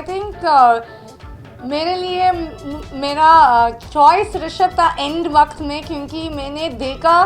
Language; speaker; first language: Hindi; non-native, local second language; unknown